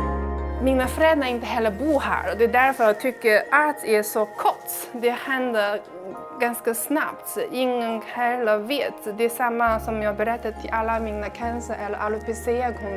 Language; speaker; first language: Swedish; non-native, fluent; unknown